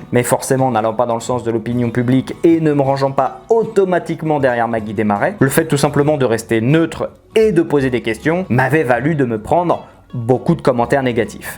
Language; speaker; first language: French; native; French